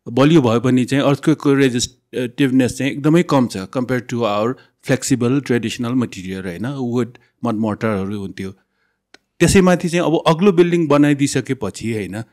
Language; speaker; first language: Nepali; non-native, local second language; Newari